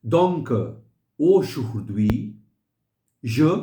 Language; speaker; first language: French; non-native, fluent; Hindi